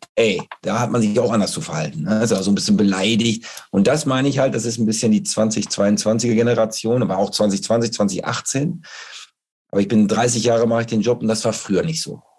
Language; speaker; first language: German; native; German